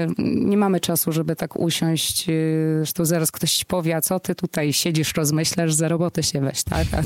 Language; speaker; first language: Polish; native; Polish